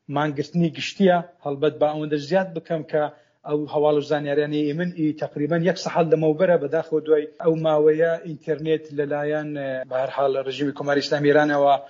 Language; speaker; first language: Central Kurdish; native; Central Kurdish